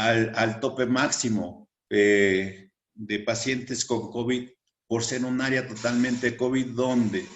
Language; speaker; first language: Spanish; native; Spanish